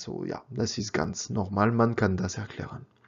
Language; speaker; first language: German; non-native, learner; French